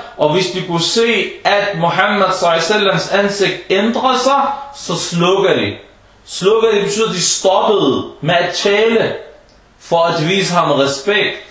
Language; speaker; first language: Danish; early bilingual, other home language; Arabic